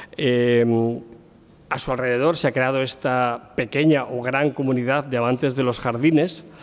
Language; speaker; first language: Spanish; native; Spanish